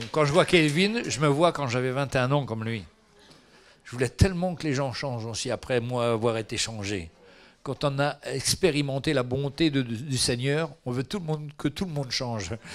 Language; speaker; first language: French; native; French